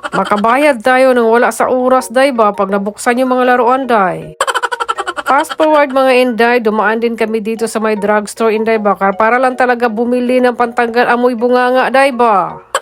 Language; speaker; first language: Filipino; non-native, local second language; Cebuano